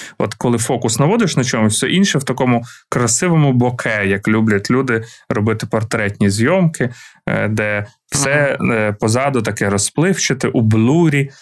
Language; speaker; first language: Ukrainian; non-native, local second language; Russian